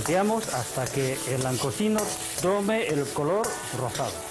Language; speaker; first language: Spanish; non-native, fluent; Chinese